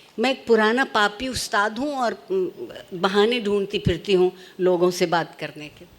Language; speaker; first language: Urdu; native; Urdu